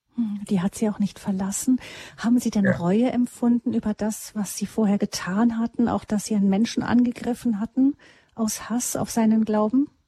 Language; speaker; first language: German; native; German